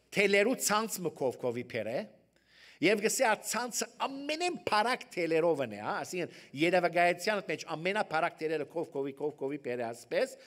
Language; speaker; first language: Armenian; early bilingual, heritage; Armenian